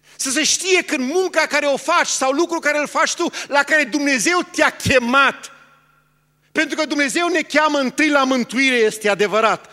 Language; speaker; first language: Romanian; early bilingual, heritage; Romanian